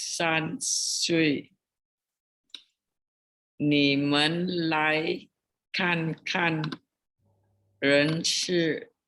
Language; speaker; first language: Chinese; non-native, learner; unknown